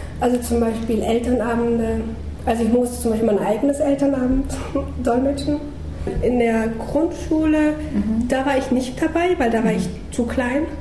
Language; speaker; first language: German; early bilingual, other home language; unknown